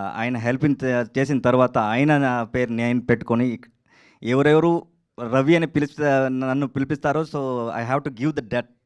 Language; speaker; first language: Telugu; non-native, learner; Kannada